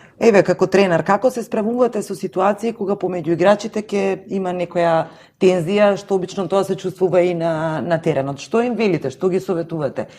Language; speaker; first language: Macedonian; native; Macedonian